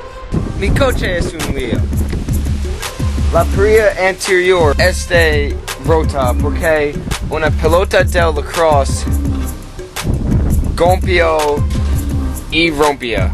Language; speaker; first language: Spanish; non-native, learner; English